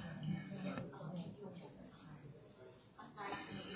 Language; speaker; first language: English; non-native, learner; Vietnamese